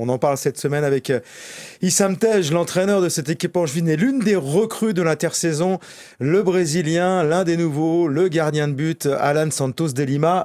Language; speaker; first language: French; native; French